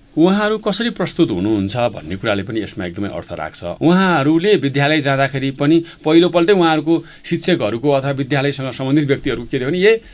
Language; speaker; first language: Nepali; native; Nepali